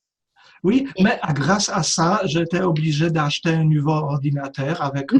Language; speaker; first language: French; non-native, fluent; Polish